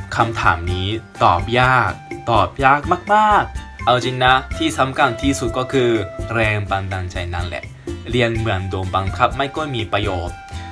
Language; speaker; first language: Thai; non-native, fluent; Japanese